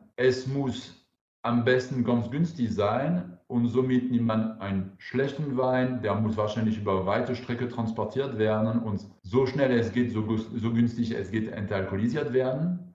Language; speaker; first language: German; non-native, fluent; French